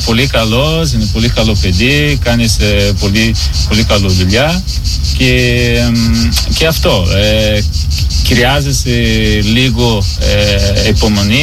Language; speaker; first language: Greek; non-native, learner; Portuguese